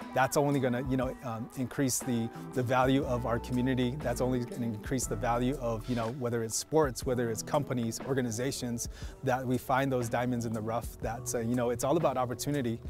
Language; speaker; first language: English; native; English